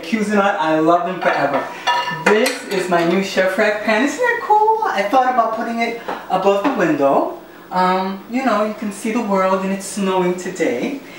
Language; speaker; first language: English; early bilingual, other home language; Spanish